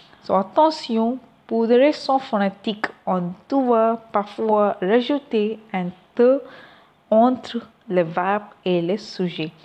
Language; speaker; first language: French; non-native, learner; Tamil